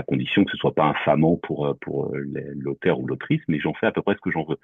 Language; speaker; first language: French; native; French